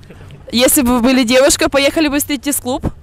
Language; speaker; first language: Russian; native; Russian